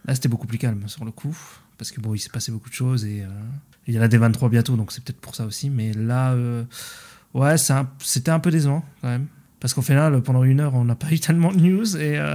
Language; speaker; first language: French; native; French